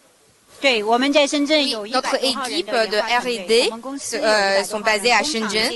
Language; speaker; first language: French; non-native, fluent; Chinese